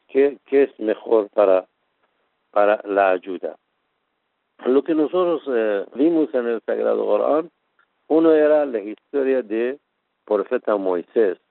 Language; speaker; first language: Spanish; non-native, fluent; Persian